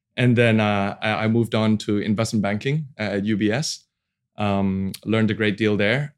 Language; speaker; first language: English; non-native, local second language; Cantonese